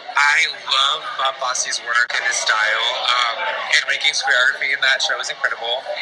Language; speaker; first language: English; early bilingual, other home language; Polish